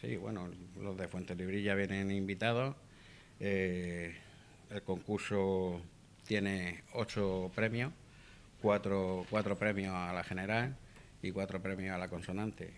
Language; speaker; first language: Spanish; native; Spanish